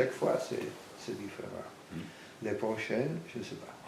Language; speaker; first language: French; non-native, fluent; Italian